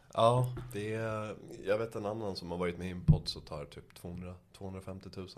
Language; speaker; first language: Swedish; early bilingual, other home language; Persian